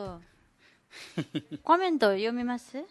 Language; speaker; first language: Japanese; non-native, learner; Nepali